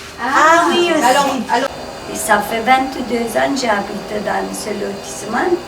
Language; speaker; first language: French; non-native, fluent; Armenian